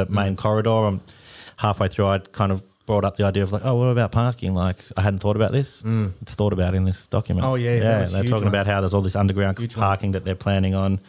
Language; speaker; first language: English; native; English